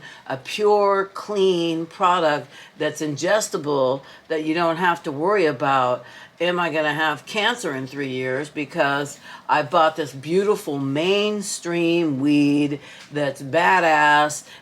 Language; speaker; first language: English; native; English